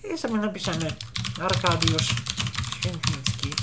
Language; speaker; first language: Polish; native; Polish